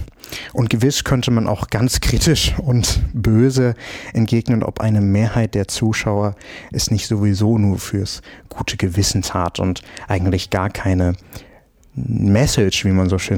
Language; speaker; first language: German; native; German